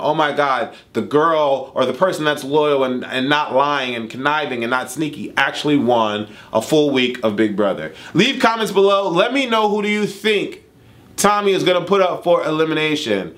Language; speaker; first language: English; native; English